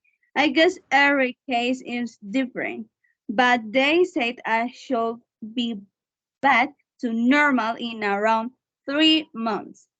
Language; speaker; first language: English; non-native, fluent; Spanish